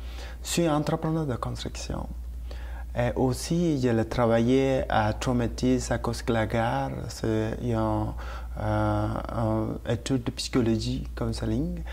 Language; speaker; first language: French; non-native, learner; Tamil